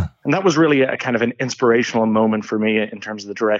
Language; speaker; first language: English; native; English